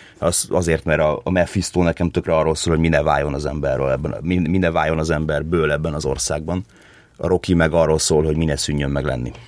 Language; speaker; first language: Hungarian; early bilingual, heritage; Hungarian